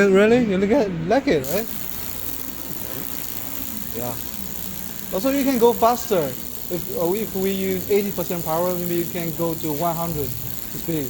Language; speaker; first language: English; non-native, learner; Chinese